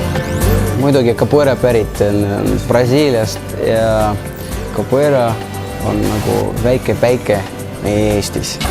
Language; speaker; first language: Estonian; non-native, local second language; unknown